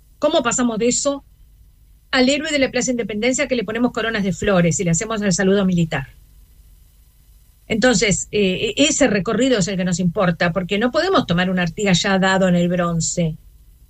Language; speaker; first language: Spanish; native; Spanish